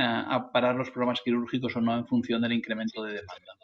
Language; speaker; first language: Spanish; native; Spanish